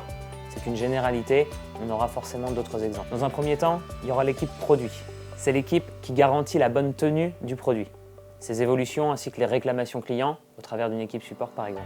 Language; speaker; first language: French; native; French